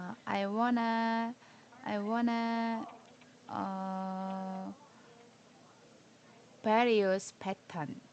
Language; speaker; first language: English; non-native, learner; Korean